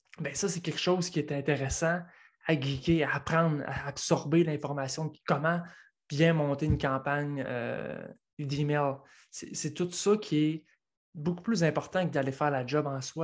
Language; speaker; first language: French; native; French